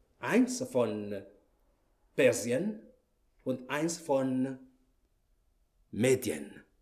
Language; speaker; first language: German; non-native, learner; Malagasy